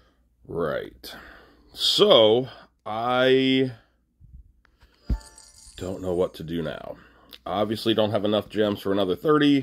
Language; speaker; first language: English; native; English